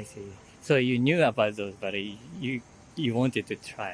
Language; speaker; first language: English; non-native, fluent; Japanese